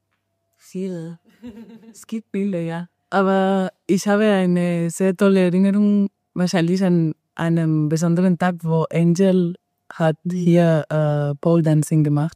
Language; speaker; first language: German; non-native, fluent; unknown